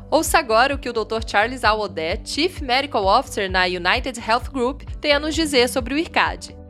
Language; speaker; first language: Portuguese; native; Portuguese